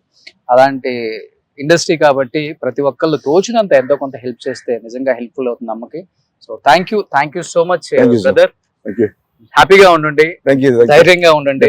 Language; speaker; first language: Telugu; native; Telugu